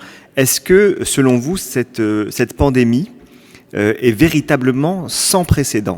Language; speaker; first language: French; native; French